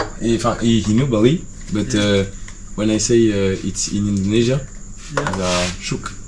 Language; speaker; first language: English; non-native, learner; French